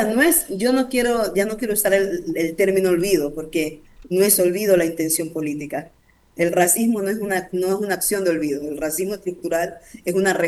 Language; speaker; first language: Spanish; native; Spanish